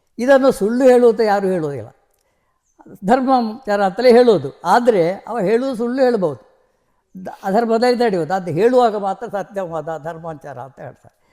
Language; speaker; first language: Kannada; non-native, local second language; Marathi